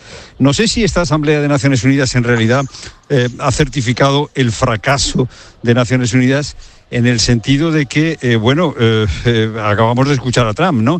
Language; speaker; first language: Spanish; native; Spanish